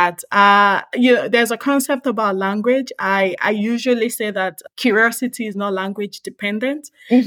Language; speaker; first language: English; non-native, local second language; Yoruba